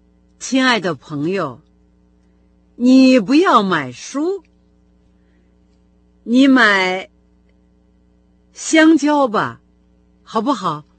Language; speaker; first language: Chinese; non-native, fluent; Russian